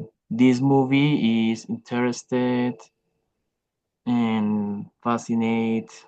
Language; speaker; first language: English; non-native, learner; Spanish